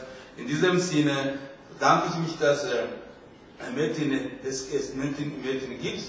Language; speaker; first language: German; non-native, fluent; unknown